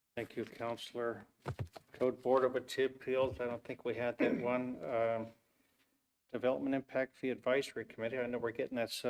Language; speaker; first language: English; native; English